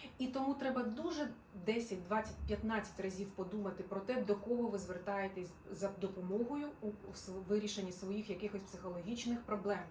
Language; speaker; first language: Ukrainian; non-native, local second language; Russian